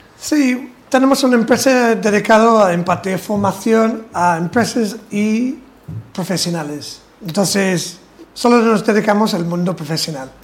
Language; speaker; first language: Spanish; non-native, fluent; English